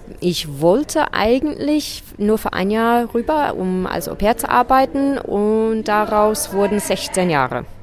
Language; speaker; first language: German; non-native, fluent; English